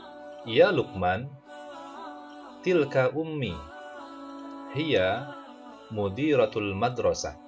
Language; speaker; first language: Arabic; non-native, fluent; Indonesian